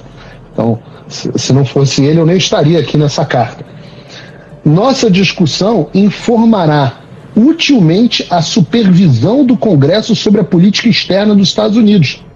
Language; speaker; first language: Portuguese; native; Portuguese